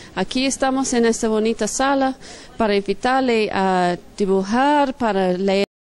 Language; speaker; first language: Spanish; non-native, fluent; English